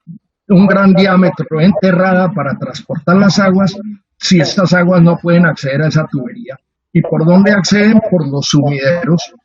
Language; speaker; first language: Spanish; native; Spanish